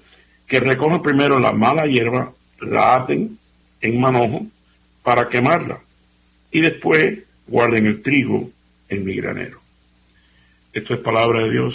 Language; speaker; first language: Spanish; native; Spanish